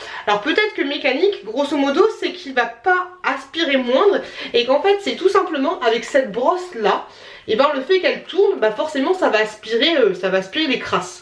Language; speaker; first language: French; native; French